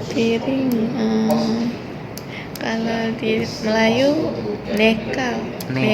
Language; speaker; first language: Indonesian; non-native, learner; Malay